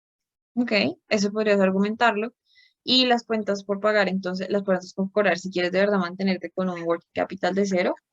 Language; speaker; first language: Spanish; native; Spanish